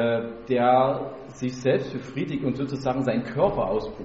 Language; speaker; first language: German; native; German